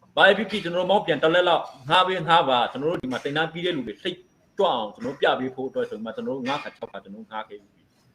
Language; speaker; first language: Burmese; non-native, local second language; Hakha Chin